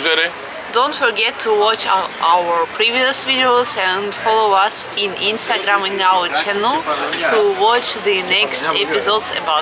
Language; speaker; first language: English; non-native, fluent; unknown